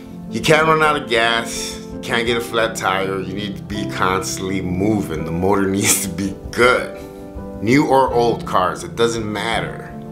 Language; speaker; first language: English; early bilingual, other home language; Spanish